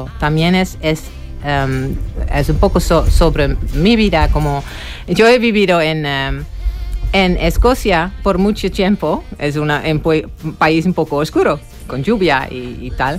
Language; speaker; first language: Spanish; non-native, fluent; Dutch